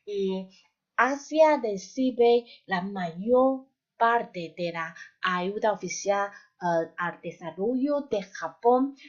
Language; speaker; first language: Spanish; non-native, fluent; Chinese